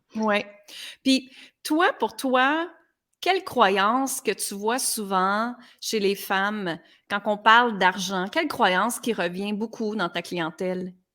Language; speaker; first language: French; native; French